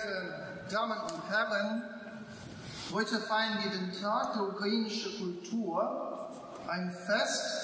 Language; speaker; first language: German; non-native, fluent; Ukrainian